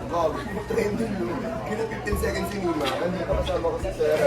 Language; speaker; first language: Filipino; native; Filipino